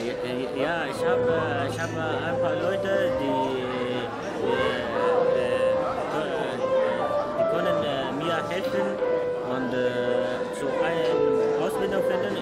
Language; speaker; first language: German; non-native, learner; Arabic